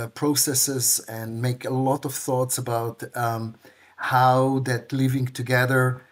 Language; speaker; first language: English; non-native, fluent; Hebrew